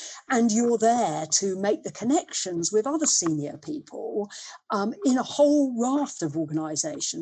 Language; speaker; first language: English; native; English